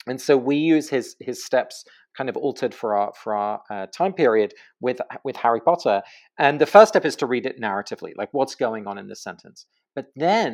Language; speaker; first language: English; native; English